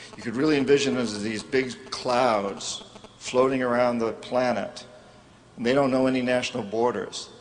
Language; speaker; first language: English; native; English